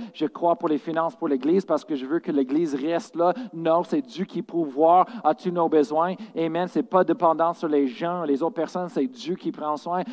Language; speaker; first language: French; non-native, fluent; English